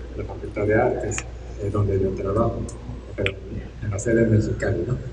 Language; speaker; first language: Spanish; non-native, fluent; Japanese